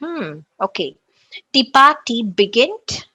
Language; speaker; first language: German; non-native, learner; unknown